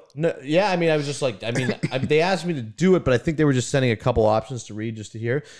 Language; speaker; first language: English; native; English